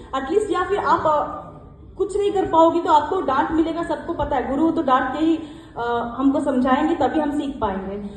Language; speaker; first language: Hindi; non-native, local second language; Kannada